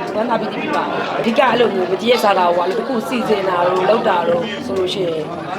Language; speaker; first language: Burmese; non-native, local second language; Mon